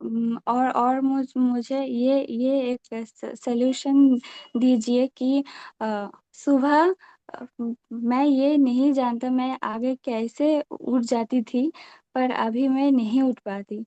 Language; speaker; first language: Hindi; non-native, local second language; Bangla